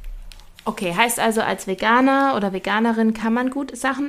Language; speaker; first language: German; native; German